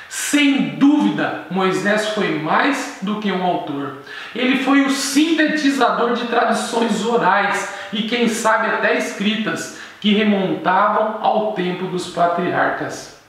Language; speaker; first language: Portuguese; native; Portuguese